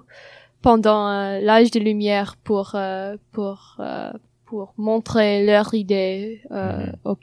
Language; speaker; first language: French; non-native, fluent; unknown